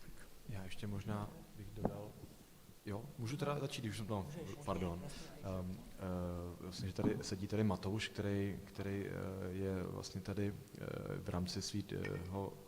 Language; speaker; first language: Czech; native; Czech